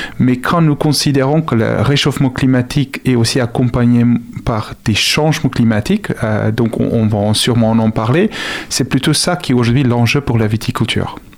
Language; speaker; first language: French; non-native, fluent; Afrikaans